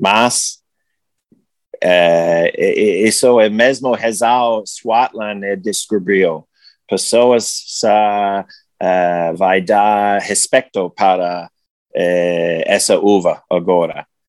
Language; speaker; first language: Portuguese; non-native, learner; English